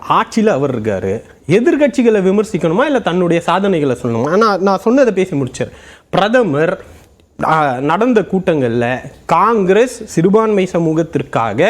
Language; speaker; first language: Tamil; native; Tamil